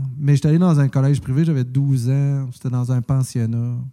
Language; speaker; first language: French; native; French